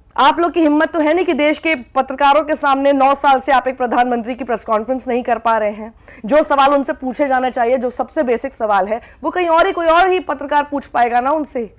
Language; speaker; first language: Hindi; native; Hindi